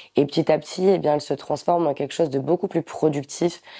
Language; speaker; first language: French; native; French